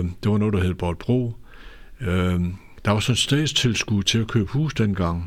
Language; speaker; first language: Danish; native; Danish